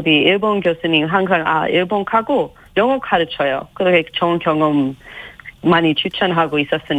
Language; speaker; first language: Korean; non-native, fluent; English